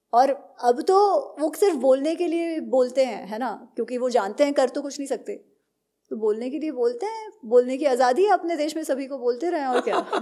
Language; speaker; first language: Hindi; non-native, local second language; Gujarati